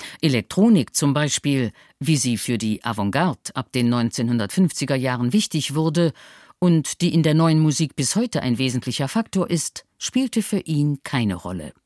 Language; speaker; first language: German; native; German